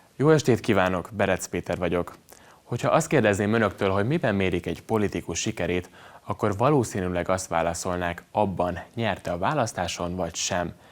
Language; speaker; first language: Hungarian; native; Hungarian